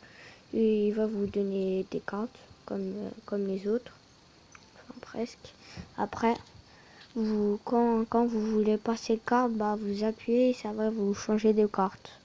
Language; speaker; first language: French; native; French